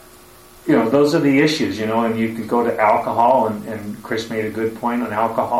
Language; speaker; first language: English; native; English